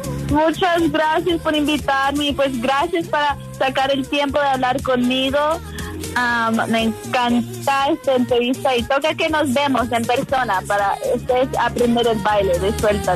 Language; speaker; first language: Spanish; non-native, fluent; English